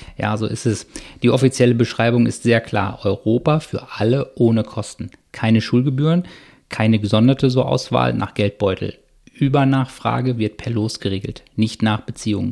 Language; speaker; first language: German; native; German